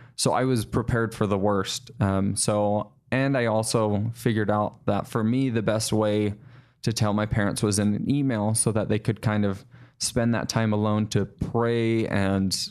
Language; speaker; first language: English; native; English